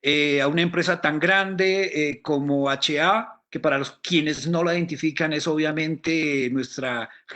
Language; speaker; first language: Spanish; native; Spanish